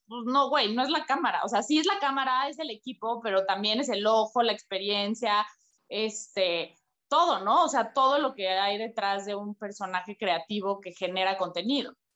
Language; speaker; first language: Spanish; native; Spanish